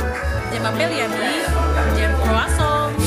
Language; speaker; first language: French; non-native, learner; Indonesian